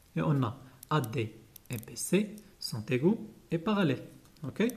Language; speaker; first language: French; non-native, local second language; Arabic